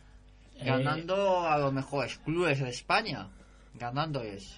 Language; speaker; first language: Spanish; native; Spanish